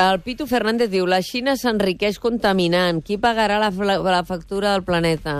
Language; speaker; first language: Catalan; native; Catalan